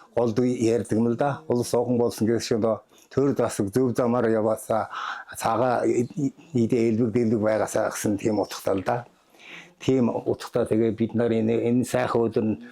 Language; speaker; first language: Mongolian; non-native, local second language; Kazakh